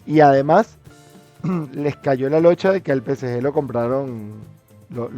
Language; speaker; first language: Spanish; native; Spanish